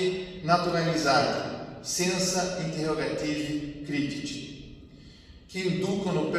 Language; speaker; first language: Italian; non-native, fluent; Portuguese